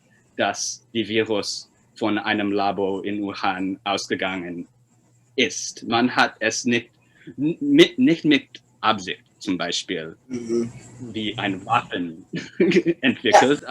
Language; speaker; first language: German; non-native, fluent; Chinese